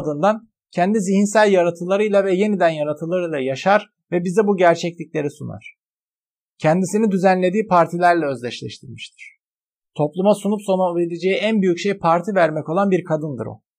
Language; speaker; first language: Turkish; native; Turkish